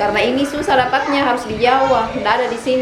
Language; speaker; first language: Indonesian; native; Indonesian